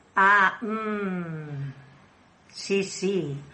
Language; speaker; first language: Spanish; non-native, local second language; Catalan